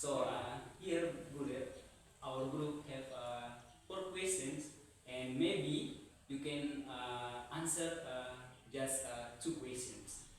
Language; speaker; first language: English; non-native, learner; Indonesian